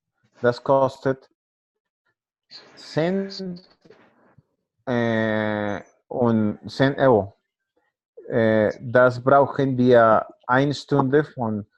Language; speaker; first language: German; non-native, learner; Spanish